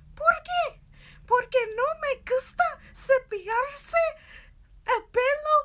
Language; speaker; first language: Spanish; non-native, learner; English